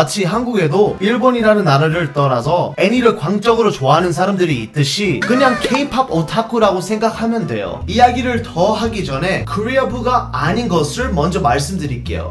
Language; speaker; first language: Korean; non-native, fluent; English